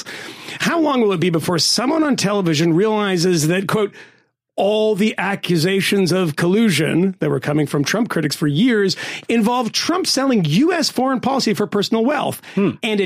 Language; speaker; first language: English; native; English